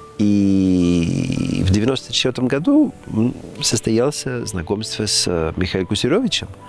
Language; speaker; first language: Russian; non-native, fluent; Greek